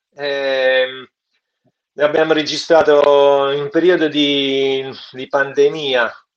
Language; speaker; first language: Italian; native; Italian